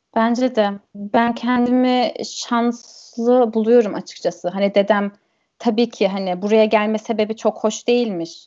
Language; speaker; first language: Turkish; early bilingual, heritage; Turkish